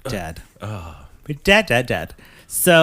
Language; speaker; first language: English; native; English